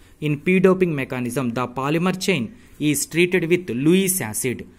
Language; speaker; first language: English; non-native, local second language; Telugu